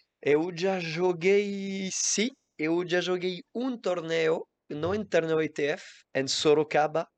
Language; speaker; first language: Portuguese; non-native, learner; French